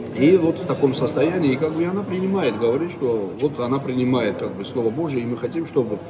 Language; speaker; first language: Russian; non-native, local second language; Georgian